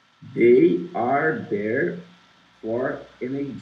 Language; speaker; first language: English; non-native, learner; Portuguese